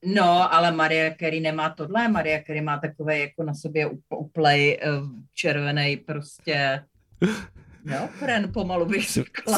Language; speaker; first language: Czech; native; Czech